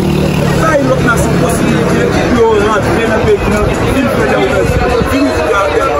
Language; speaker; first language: French; non-native, local second language; Haitian Creole